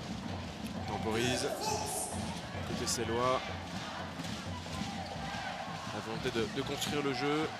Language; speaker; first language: French; native; French